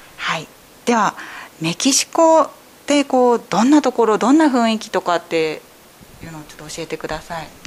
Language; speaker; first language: Japanese; native; Japanese